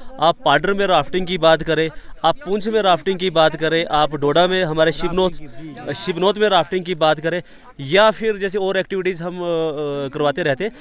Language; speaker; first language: Hindi; non-native, local second language; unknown